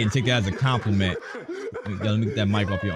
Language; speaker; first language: English; native; English